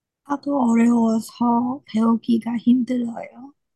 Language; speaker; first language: Korean; non-native, learner; Chinese